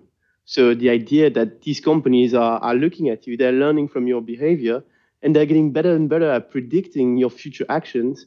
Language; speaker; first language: English; non-native, fluent; French